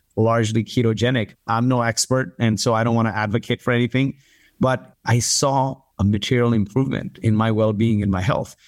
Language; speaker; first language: English; early bilingual, other home language; Arabic